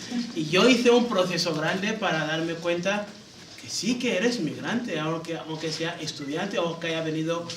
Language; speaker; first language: Spanish; non-native, fluent; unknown